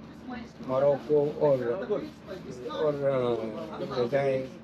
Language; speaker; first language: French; non-native, learner; Arabic